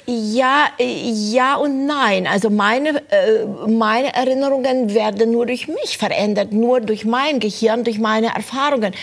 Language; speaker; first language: German; non-native, fluent; Romanian